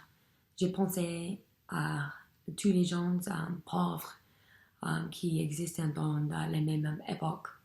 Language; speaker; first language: French; non-native, learner; English